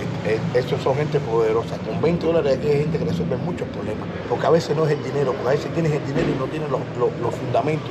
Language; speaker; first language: Spanish; native; Spanish